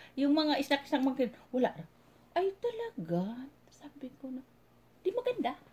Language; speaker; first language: Filipino; non-native, local second language; Cebuano